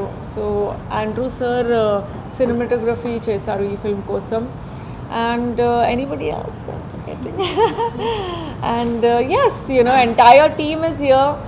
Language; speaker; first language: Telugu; non-native, fluent; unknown